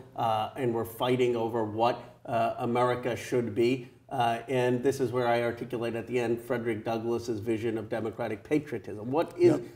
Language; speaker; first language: English; native; English